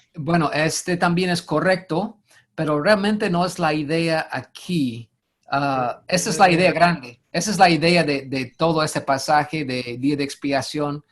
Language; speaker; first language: Spanish; non-native, fluent; English